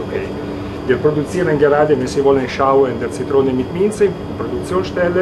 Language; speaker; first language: German; non-native, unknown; Italian